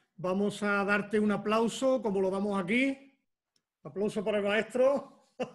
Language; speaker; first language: Spanish; native; Spanish